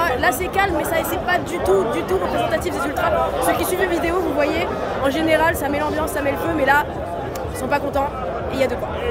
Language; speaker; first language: French; native; French